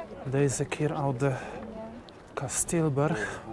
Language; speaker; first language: Dutch; non-native, learner; Polish